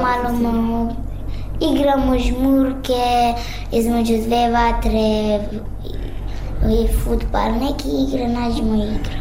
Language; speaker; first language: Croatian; non-native, learner; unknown